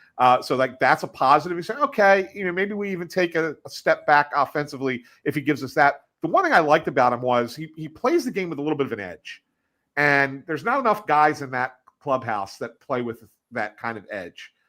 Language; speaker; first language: English; native; English